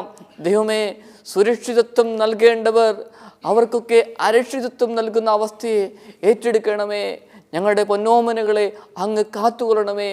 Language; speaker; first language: Malayalam; native; Malayalam